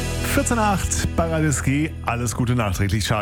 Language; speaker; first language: German; native; German